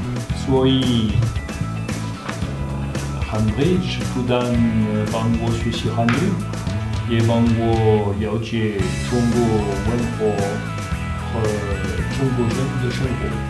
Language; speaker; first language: Chinese; non-native, fluent; French